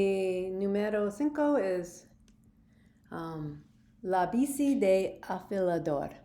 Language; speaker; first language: Spanish; non-native, learner; English